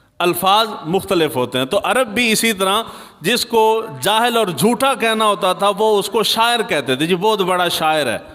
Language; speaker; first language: Urdu; non-native, local second language; Punjabi